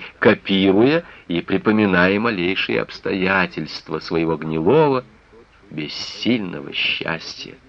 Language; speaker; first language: Russian; native; Russian